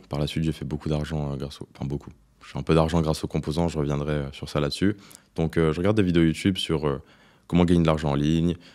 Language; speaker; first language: French; native; French